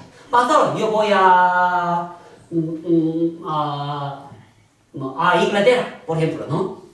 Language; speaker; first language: Spanish; non-native, learner; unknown